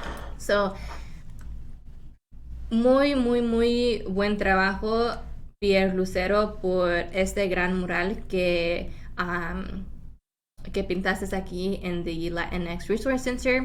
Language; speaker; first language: Spanish; early bilingual, heritage; Spanish